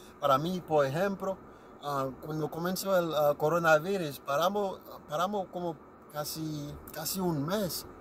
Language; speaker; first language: Spanish; non-native, learner; Haitian Creole